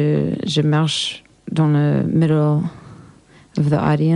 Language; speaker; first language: French; non-native, learner; English